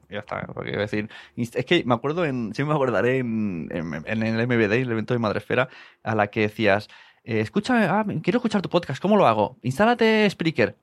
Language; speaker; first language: Spanish; native; Spanish